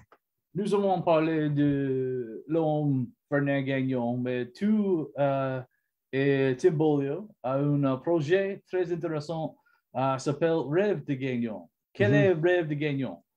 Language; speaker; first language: French; non-native, learner; English